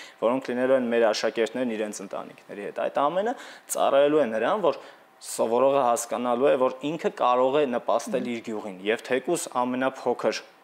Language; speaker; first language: Armenian; native; Armenian